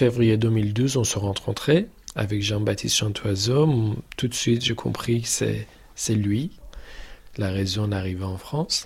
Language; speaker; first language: French; non-native, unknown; Persian